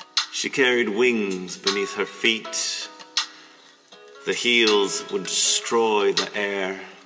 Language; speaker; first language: English; native; English